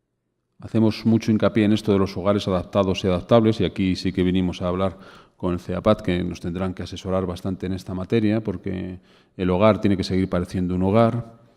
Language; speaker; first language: Spanish; native; Spanish